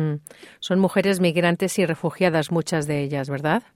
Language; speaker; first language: Spanish; native; Spanish